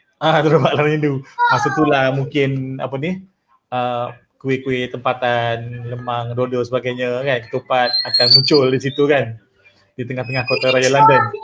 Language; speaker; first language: Malay; native; Malay